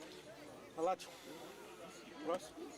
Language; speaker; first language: Portuguese; native; Portuguese